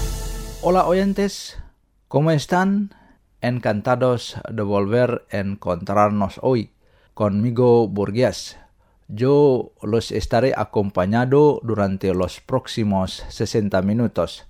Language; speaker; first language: Spanish; non-native, fluent; Indonesian